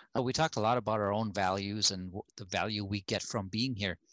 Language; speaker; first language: English; non-native, fluent; German